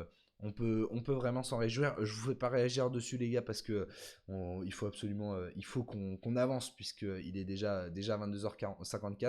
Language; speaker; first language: French; native; French